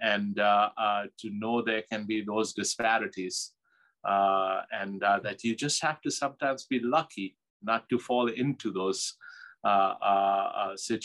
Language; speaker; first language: English; non-native, local second language; Urdu